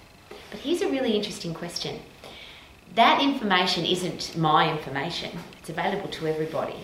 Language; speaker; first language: English; native; English